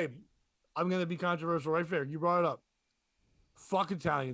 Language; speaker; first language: English; native; English